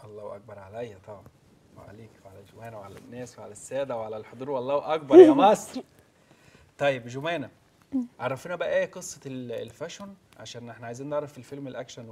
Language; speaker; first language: Arabic; native; Arabic